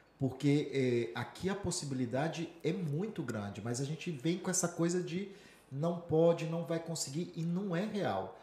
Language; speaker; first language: Portuguese; native; Portuguese